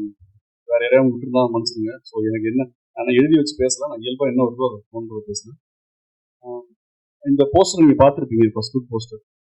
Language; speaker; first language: Tamil; native; Tamil